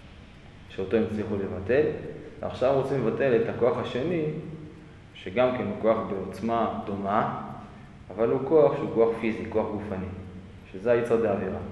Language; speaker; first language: Hebrew; native; Hebrew